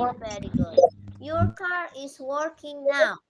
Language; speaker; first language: English; non-native, fluent; Indonesian